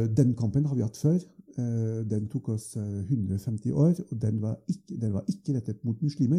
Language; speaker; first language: Norwegian; non-native, fluent; French